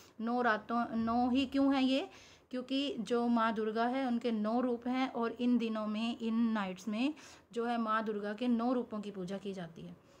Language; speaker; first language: Hindi; non-native, local second language; Punjabi